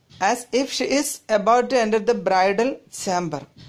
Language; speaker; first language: English; non-native, local second language; Malayalam